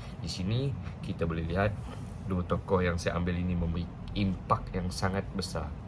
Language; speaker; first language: Malay; non-native, local second language; Iban